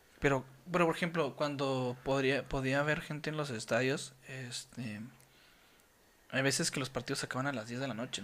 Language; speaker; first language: Spanish; native; Spanish